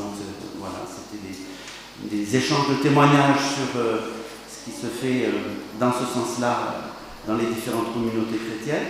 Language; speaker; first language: French; native; French